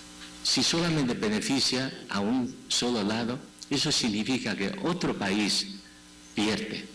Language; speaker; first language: Spanish; non-native, fluent; Chinese